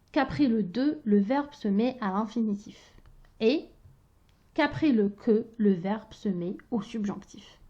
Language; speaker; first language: French; non-native, local second language; Arabic